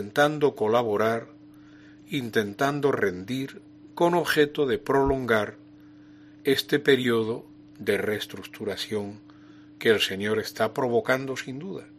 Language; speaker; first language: Spanish; native; Spanish